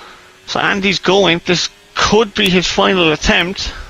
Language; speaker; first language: English; native; English